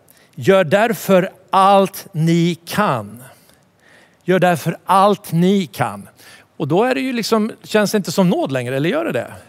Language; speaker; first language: Swedish; native; Swedish